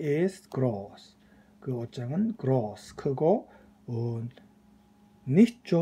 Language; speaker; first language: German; non-native, fluent; Korean